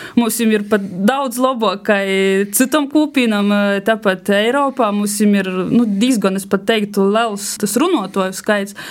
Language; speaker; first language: Latvian; non-native, fluent; German